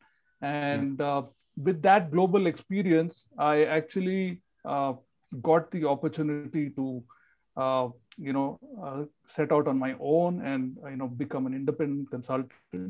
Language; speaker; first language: English; non-native, local second language; Kannada